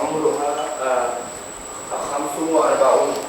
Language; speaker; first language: Arabic; non-native, learner; Urdu